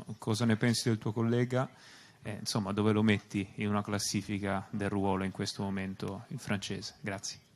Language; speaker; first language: Italian; native; Italian